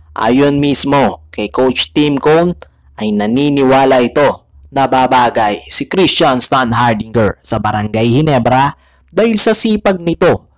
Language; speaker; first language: Filipino; native; Filipino